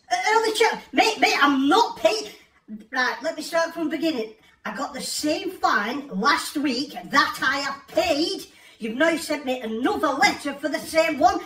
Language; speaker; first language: English; native; English